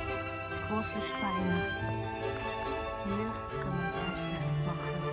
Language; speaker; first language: German; non-native, learner; Filipino